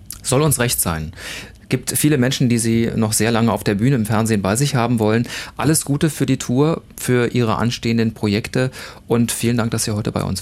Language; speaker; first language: German; native; German